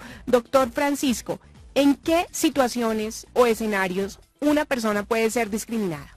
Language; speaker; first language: Spanish; native; Spanish